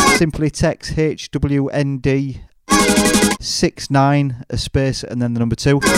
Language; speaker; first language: English; native; English